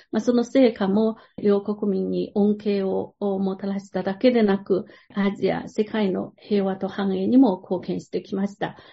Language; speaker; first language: Japanese; non-native, fluent; Chinese